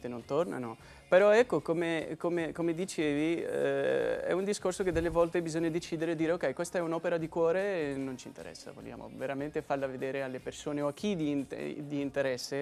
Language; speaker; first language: Italian; non-native, fluent; Arabic